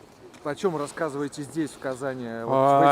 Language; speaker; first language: Russian; native; Russian